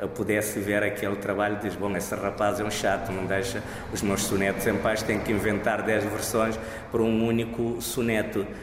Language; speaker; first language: Portuguese; non-native, local second language; Kabuverdianu